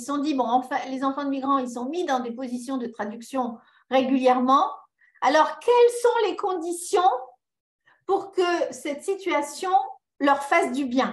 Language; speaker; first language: French; early bilingual, other home language; Spanish